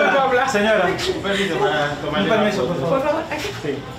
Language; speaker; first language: Spanish; non-native, fluent; Haitian Creole